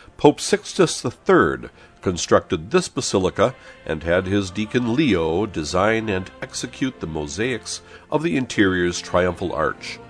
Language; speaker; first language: English; native; English